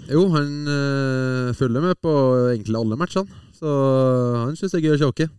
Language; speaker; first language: Norwegian; native; Norwegian